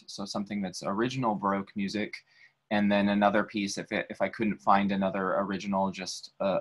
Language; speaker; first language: English; native; English